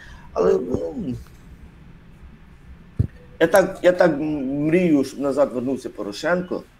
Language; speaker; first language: Ukrainian; native; Ukrainian